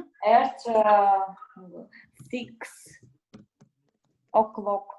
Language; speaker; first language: English; non-native, learner; Russian